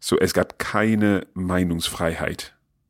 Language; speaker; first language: German; non-native, learner; English